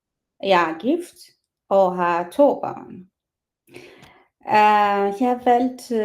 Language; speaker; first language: Danish; non-native, learner; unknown